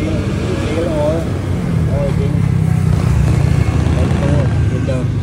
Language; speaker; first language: English; non-native, learner; German